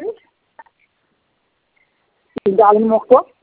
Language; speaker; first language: Arabic; non-native, learner; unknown